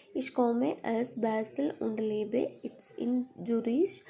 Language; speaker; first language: German; non-native, learner; Malayalam